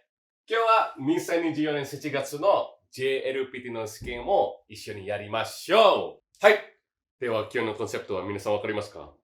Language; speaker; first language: Japanese; non-native, fluent; Indonesian